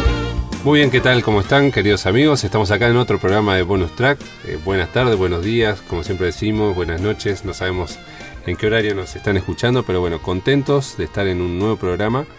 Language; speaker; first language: Spanish; native; Spanish